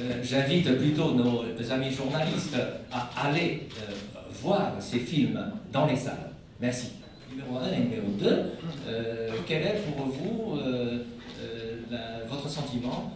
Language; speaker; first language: French; non-native, fluent; Chinese